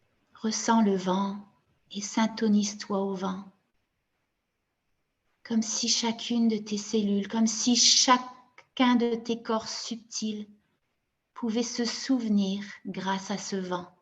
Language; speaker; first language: French; native; French